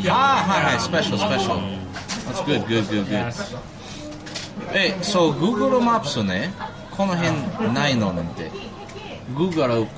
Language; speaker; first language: Japanese; non-native, learner; English